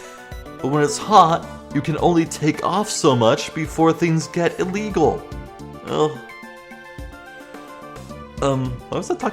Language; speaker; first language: English; native; English